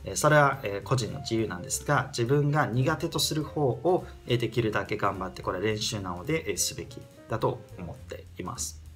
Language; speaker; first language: Japanese; native; Japanese